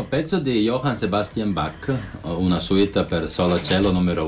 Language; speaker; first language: Italian; non-native, learner; Croatian